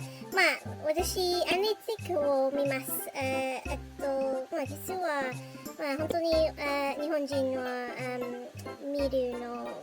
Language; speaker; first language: Japanese; non-native, learner; English